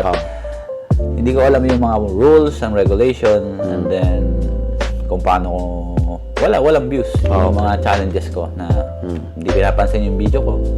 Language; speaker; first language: Filipino; native; Filipino